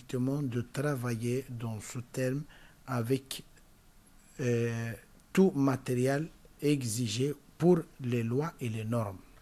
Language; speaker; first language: French; non-native, learner; Spanish